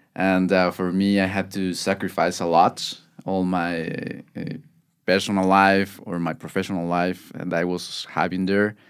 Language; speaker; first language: English; non-native, fluent; Spanish